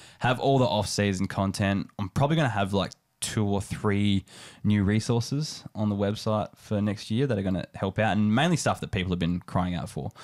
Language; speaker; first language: English; native; English